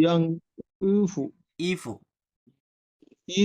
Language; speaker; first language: Chinese; non-native, learner; Bangla